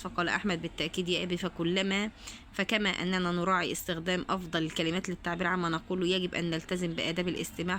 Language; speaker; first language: Arabic; native; Arabic